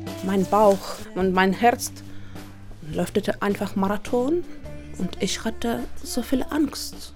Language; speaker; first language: German; non-native, learner; Russian